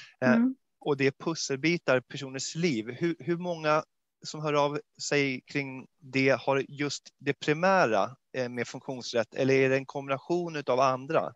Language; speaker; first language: Swedish; native; Swedish